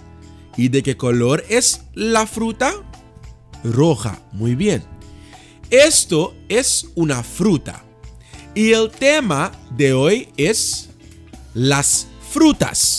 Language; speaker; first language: Spanish; non-native, fluent; Dutch